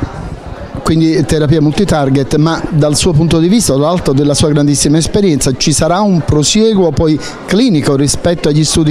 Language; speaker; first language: Italian; native; Italian